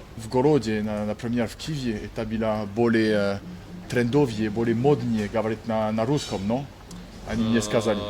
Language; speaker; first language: Russian; non-native, learner; French